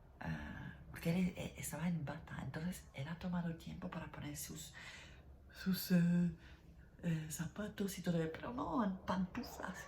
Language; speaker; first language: Spanish; non-native, learner; French